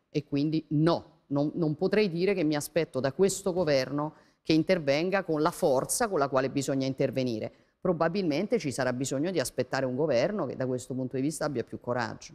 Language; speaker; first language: Italian; native; Italian